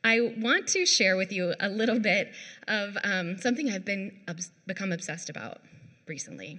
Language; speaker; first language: English; native; English